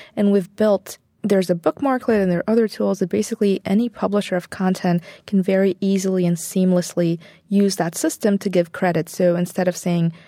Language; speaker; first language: English; non-native, fluent; Bulgarian